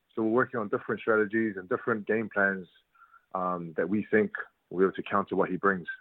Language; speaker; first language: English; native; English